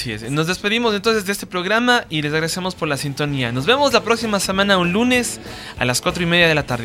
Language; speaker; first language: Spanish; native; Spanish